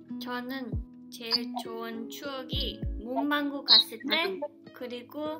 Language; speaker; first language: Korean; early bilingual, heritage; English